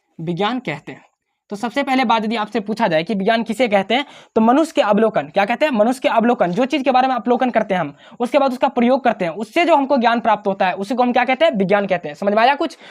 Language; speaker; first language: Hindi; native; Hindi